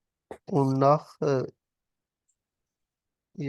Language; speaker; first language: German; non-native, learner; Hindi